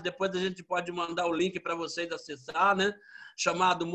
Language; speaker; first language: Portuguese; native; Portuguese